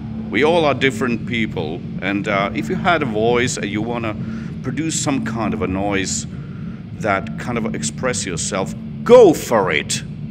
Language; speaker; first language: English; non-native, fluent; Finnish